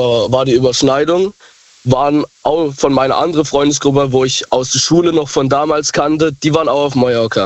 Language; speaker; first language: German; native; German